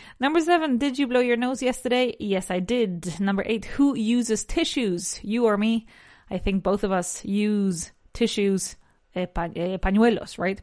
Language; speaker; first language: English; non-native, fluent; Spanish